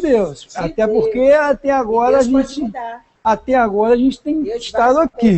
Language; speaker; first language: Portuguese; native; Portuguese